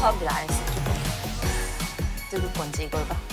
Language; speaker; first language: Japanese; non-native, learner; Korean